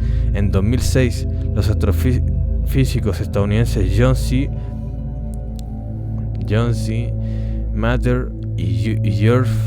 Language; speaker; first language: Spanish; native; Spanish